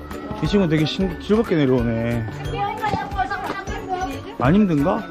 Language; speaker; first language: Korean; native; Korean